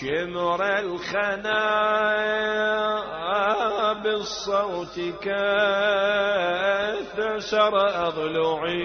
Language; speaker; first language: Arabic; native; Arabic